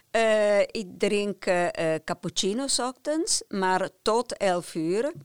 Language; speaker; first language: Dutch; non-native, fluent; Italian